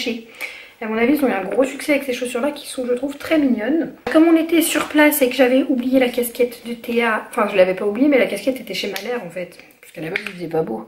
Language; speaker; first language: French; native; French